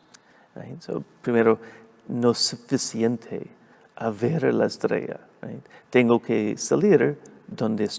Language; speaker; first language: Spanish; non-native, fluent; English